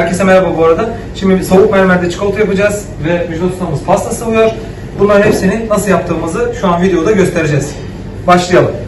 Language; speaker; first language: Turkish; native; Turkish